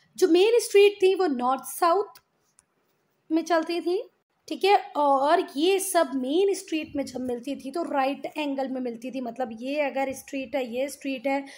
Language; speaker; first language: Hindi; native; Hindi